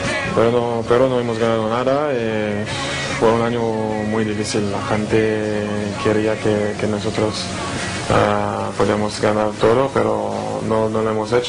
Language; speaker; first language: Spanish; non-native, fluent; French